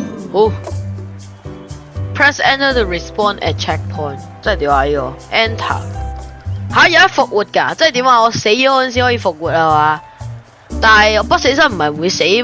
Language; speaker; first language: Chinese; native; Chinese